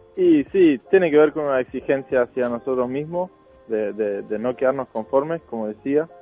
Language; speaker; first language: Spanish; non-native, fluent; Norwegian